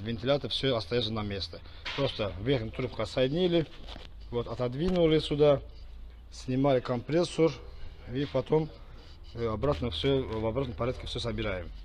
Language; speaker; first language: Russian; non-native, fluent; Azerbaijani